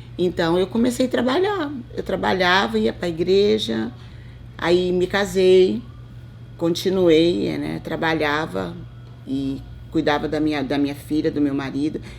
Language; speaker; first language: Portuguese; native; Portuguese